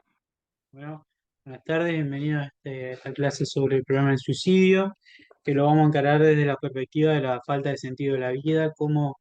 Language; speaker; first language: Spanish; native; Spanish